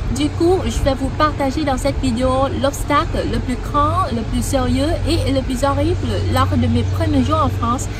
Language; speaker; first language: French; non-native, fluent; Vietnamese